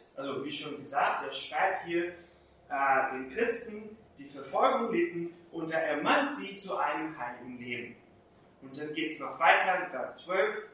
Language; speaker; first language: German; non-native, fluent; Portuguese